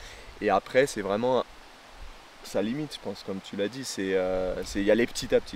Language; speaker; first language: French; native; French